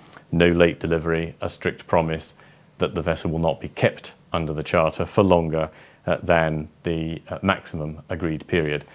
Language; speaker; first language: English; native; English